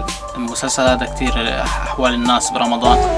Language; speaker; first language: Arabic; native; Arabic